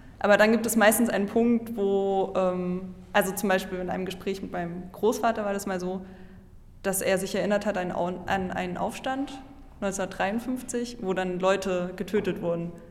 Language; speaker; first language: German; native; German